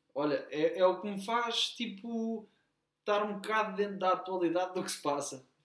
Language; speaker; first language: Portuguese; native; Portuguese